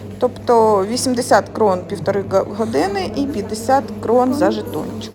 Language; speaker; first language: Ukrainian; non-native, local second language; Russian